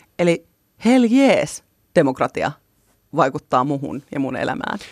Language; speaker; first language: Finnish; native; Finnish